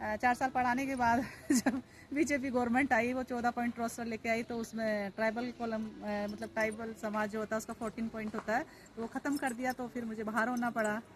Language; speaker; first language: Hindi; non-native, local second language; Rajasthani